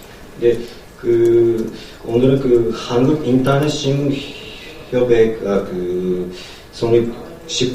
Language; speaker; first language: Korean; non-native, learner; Japanese